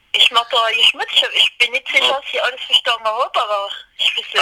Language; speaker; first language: German; non-native, learner; French